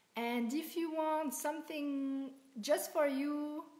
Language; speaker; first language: English; non-native, learner; French